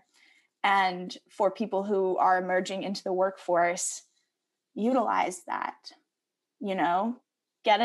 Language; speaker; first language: English; native; English